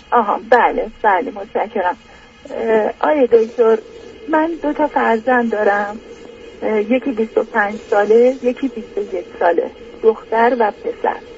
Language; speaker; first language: Persian; native; Persian